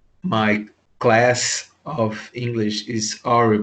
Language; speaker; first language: English; non-native, learner; Portuguese